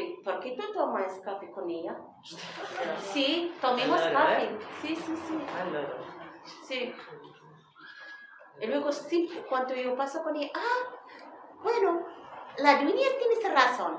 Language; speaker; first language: Spanish; non-native, learner; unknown